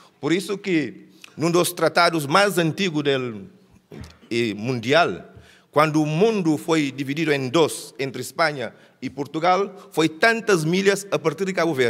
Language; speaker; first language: Portuguese; non-native, local second language; Kabuverdianu